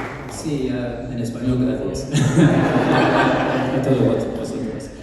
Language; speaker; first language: Spanish; non-native, fluent; English